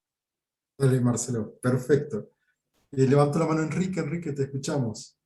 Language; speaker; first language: Spanish; native; Spanish